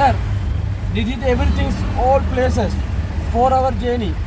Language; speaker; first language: English; non-native, learner; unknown